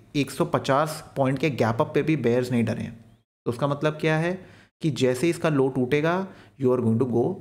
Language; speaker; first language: Hindi; native; Hindi